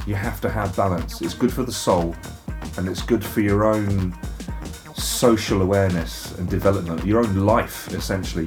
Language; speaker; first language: English; native; English